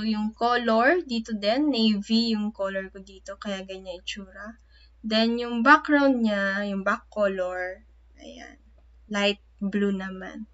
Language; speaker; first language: Filipino; native; Filipino